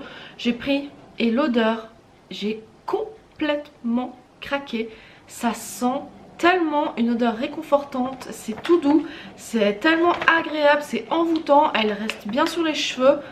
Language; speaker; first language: French; native; French